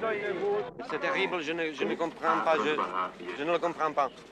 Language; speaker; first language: French; non-native, learner; Czech